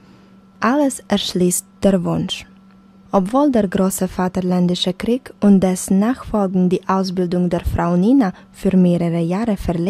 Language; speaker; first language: German; non-native, fluent; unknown